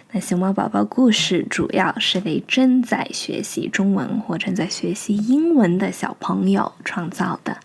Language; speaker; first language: Chinese; early bilingual, heritage; English